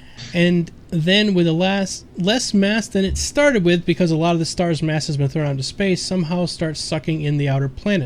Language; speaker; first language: English; native; English